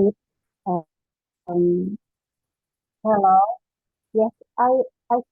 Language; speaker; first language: English; non-native, learner; Indonesian